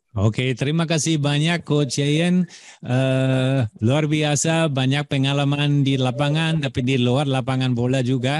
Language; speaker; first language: Indonesian; non-native, fluent; German